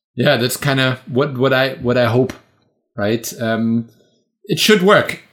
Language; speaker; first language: English; non-native, fluent; German